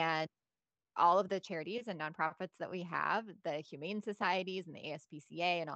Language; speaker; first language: English; non-native, fluent; Bosnian